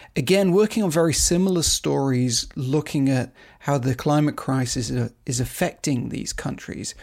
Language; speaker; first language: English; native; English